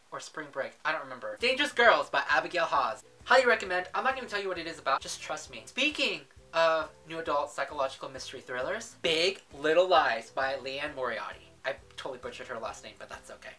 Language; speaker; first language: English; native; English